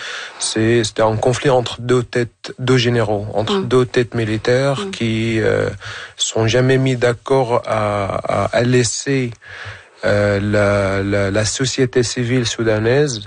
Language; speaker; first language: French; non-native, fluent; Arabic